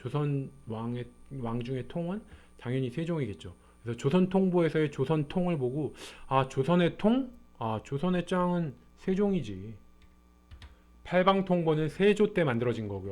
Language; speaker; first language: Korean; native; Korean